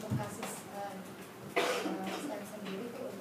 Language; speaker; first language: Indonesian; native; Indonesian